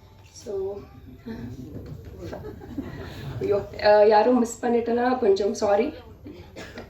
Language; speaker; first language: Tamil; non-native, learner; Telugu